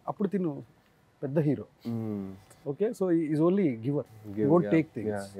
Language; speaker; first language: Telugu; native; Telugu